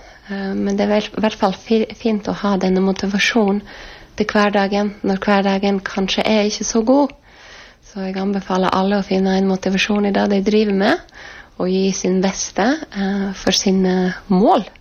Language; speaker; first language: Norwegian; non-native, fluent; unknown